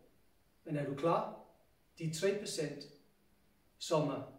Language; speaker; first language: Danish; non-native, fluent; English